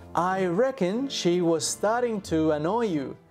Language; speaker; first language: English; native; English